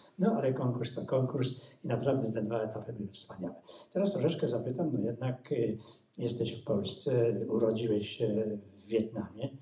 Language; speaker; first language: Polish; native; Polish